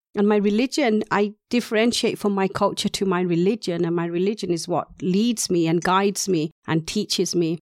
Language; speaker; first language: English; non-native, local second language; Urdu